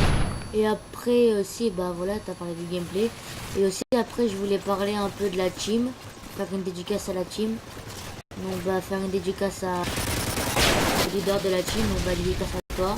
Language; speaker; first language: French; native; French